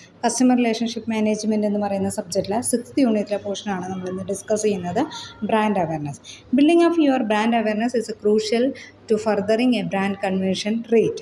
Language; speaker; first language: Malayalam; native; Malayalam